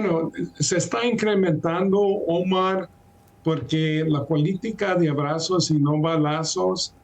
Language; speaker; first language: Spanish; early bilingual, heritage; Spanish